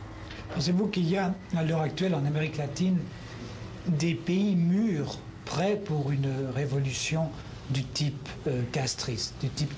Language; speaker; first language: French; native; French